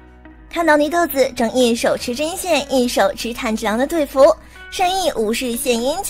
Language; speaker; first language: Chinese; native; Chinese